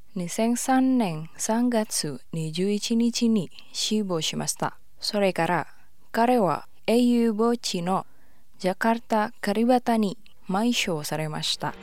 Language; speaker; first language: Japanese; non-native, fluent; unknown